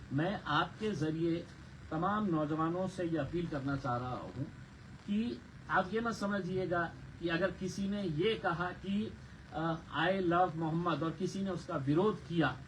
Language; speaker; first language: Hindi; non-native, local second language; Marathi